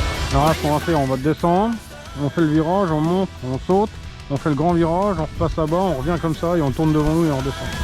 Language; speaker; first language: French; native; French